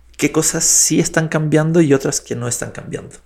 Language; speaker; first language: Spanish; native; Spanish